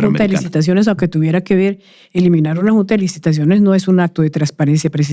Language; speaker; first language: Spanish; native; Spanish